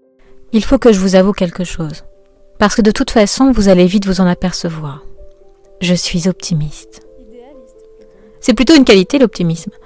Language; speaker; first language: French; native; French